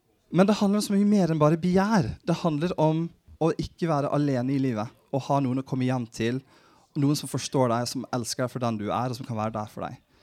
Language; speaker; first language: Norwegian; early bilingual, heritage; Norwegian